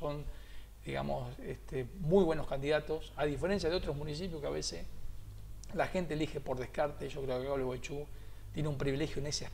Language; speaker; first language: Spanish; native; Spanish